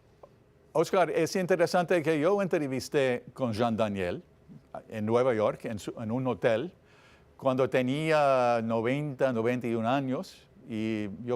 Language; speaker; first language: Spanish; non-native, fluent; English